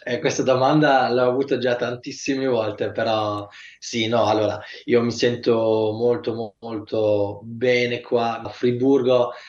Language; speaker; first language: Italian; early bilingual, heritage; Italian